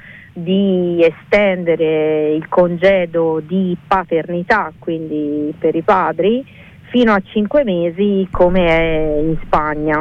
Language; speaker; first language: Italian; native; Italian